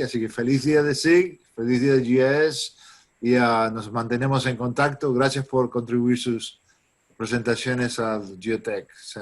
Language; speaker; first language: Spanish; non-native, fluent; English